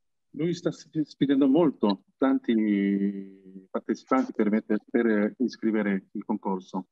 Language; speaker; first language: Italian; non-native, learner; Korean